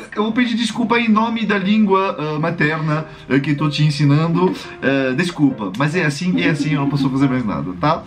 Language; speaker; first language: Portuguese; non-native, fluent; French